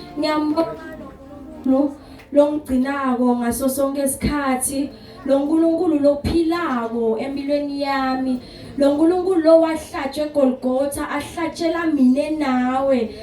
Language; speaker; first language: Zulu; non-native, local second language; Swati